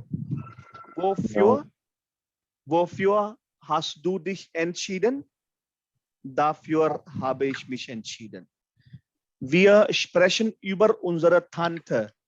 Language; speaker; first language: German; non-native, fluent; Hindi